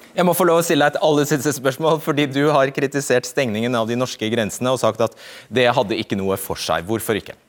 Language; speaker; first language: Norwegian; native; Norwegian